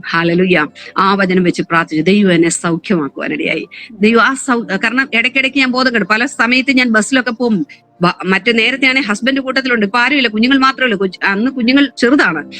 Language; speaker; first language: Malayalam; native; Malayalam